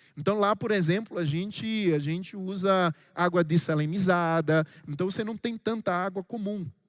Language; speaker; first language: Portuguese; non-native, local second language; Kabuverdianu